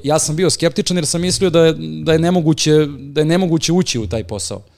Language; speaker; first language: Serbian; native; Serbian